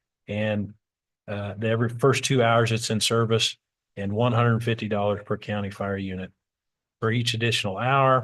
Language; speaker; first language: English; native; English